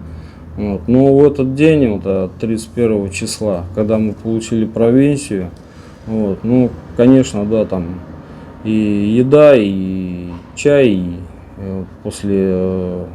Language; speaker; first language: Russian; native; Russian